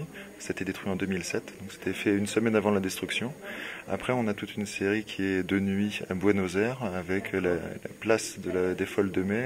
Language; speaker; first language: French; native; French